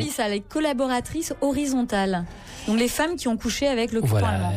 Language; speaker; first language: French; native; French